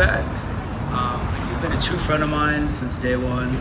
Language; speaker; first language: English; native; English